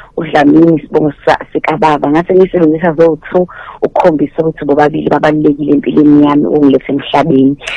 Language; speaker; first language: Zulu; native; Zulu